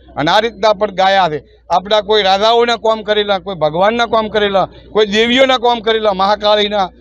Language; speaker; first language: Gujarati; native; Gujarati